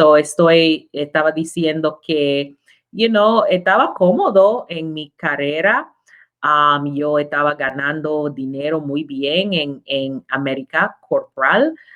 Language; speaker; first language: Spanish; non-native, learner; English